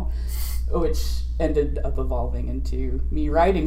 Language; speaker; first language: English; native; English